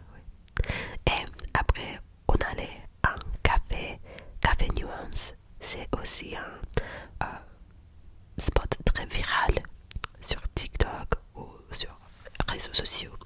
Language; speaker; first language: French; non-native, learner; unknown